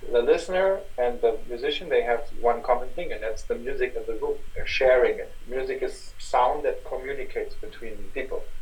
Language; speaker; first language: English; non-native, fluent; German